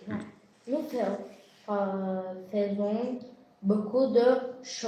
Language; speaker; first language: French; non-native, learner; Azerbaijani